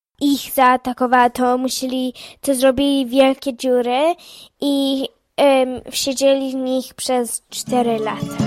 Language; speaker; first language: Polish; early bilingual, heritage; Polish